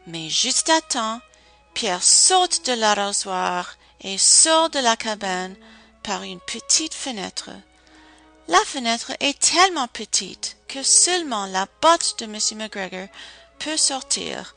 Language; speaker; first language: French; non-native, fluent; English